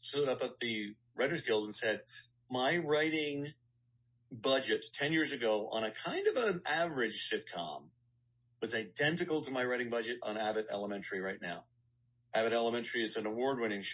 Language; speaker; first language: English; native; English